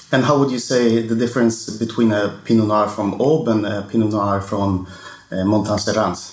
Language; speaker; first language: English; non-native, fluent; Swedish